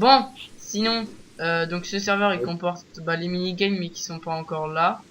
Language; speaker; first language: French; native; French